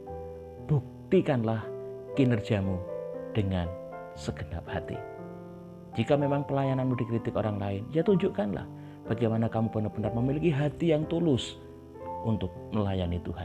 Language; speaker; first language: Indonesian; native; Indonesian